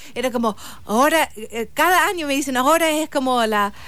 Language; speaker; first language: Spanish; non-native, fluent; English